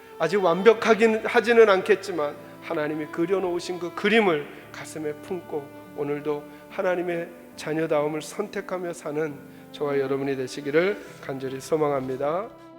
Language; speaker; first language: Korean; native; Korean